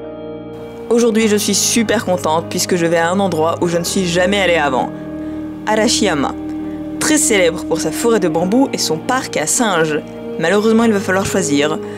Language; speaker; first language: French; native; French